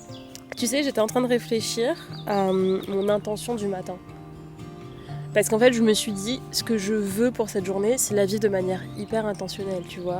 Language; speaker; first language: French; native; French